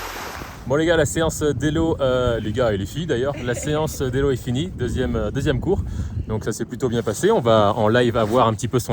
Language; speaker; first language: French; native; French